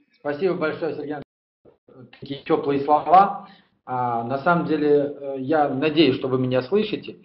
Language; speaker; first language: Russian; native; Russian